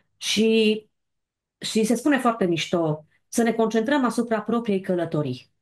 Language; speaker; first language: Romanian; native; Romanian